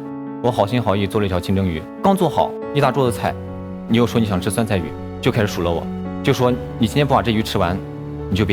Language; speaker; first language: Chinese; native; Chinese